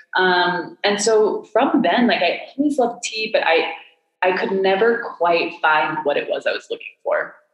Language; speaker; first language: English; native; English